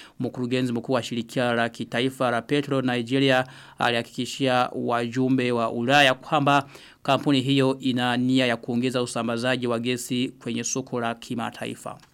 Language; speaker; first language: Swahili; non-native, local second language; Rundi